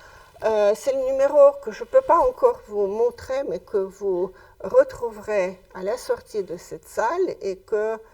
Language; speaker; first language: French; non-native, fluent; Russian